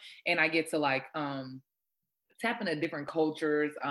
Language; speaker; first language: English; non-native, local second language; Shona